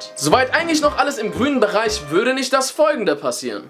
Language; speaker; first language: German; native; German